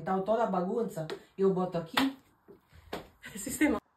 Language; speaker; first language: Portuguese; non-native, fluent; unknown